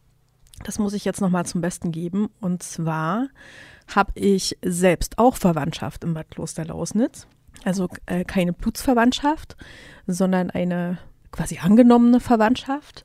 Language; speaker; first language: German; native; German